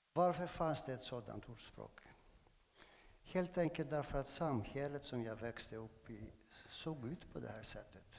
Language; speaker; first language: Swedish; non-native, fluent; Greek